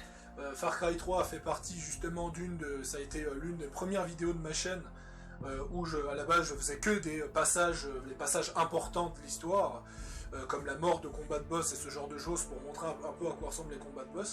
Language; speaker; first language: French; native; French